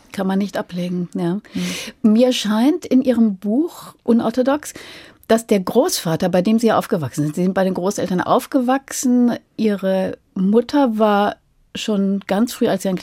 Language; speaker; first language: German; native; German